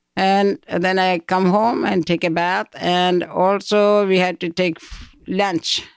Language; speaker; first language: English; non-native, local second language; Malayalam